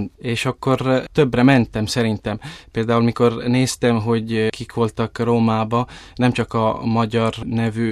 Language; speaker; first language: Hungarian; early bilingual, heritage; Italian